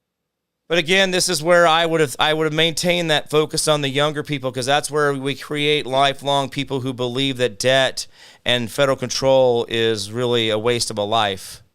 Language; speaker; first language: English; native; English